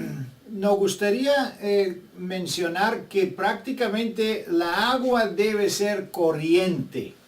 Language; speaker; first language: Spanish; non-native, fluent; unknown